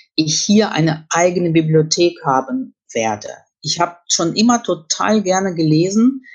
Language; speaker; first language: German; early bilingual, other home language; Russian